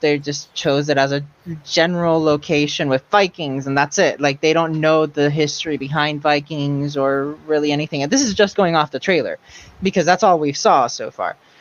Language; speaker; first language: English; non-native, local second language; Spanish